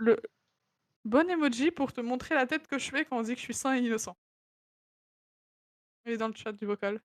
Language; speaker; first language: French; native; French